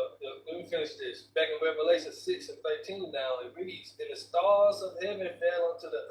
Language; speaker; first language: English; native; English